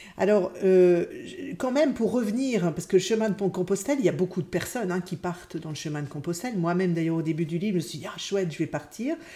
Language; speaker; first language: French; native; French